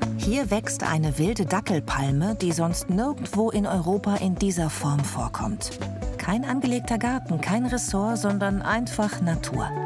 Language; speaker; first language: German; native; German